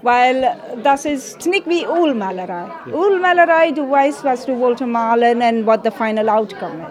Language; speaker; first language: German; non-native, learner; English